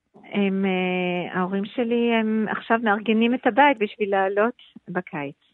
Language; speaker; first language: Hebrew; non-native, fluent; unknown